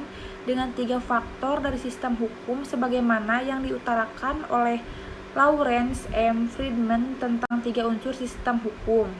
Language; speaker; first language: Indonesian; native; Indonesian